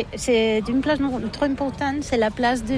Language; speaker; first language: French; non-native, learner; Catalan